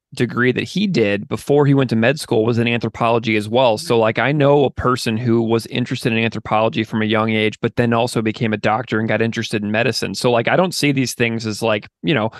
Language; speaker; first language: English; native; English